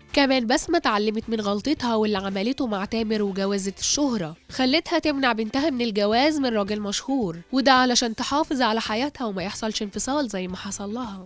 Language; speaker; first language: Arabic; native; Arabic